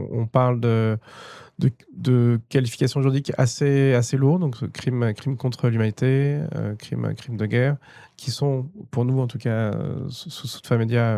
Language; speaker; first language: French; early bilingual, other home language; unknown